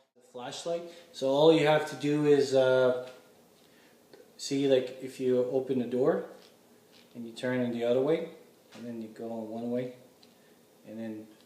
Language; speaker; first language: English; non-native, fluent; French